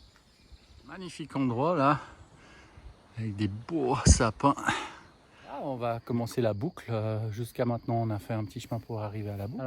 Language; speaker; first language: French; native; French